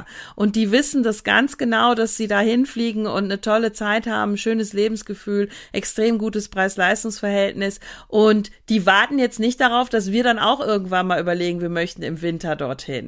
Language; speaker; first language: German; native; German